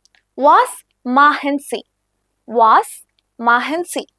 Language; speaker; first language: German; non-native, fluent; Malayalam